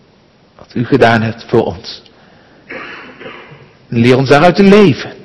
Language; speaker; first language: Dutch; native; Dutch